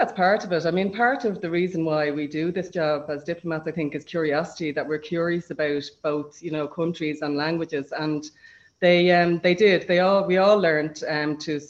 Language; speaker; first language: English; native; English